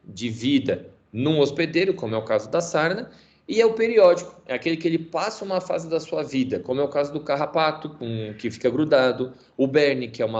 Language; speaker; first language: Portuguese; native; Portuguese